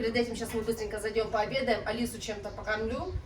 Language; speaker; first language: Russian; native; Russian